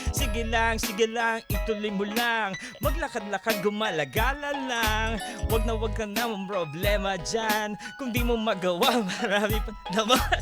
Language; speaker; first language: Filipino; native; Filipino